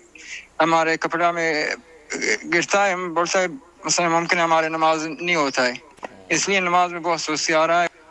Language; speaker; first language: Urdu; non-native, learner; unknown